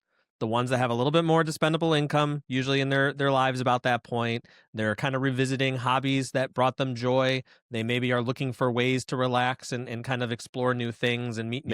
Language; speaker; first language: English; native; English